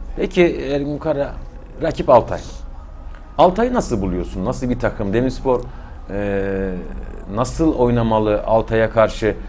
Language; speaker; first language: Turkish; native; Turkish